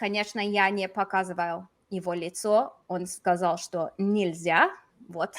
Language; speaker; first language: Russian; non-native, fluent; English